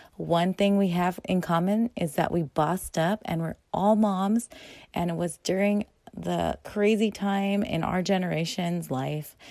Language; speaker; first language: English; native; English